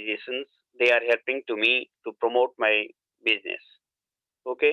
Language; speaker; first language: English; non-native, learner; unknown